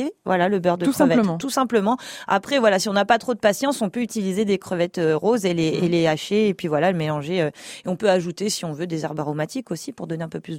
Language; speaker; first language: French; native; French